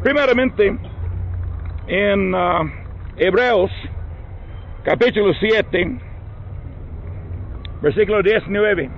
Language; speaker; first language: Spanish; non-native, learner; English